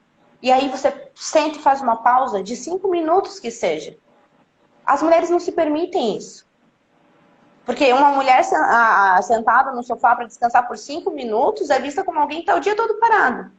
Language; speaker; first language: Portuguese; native; Portuguese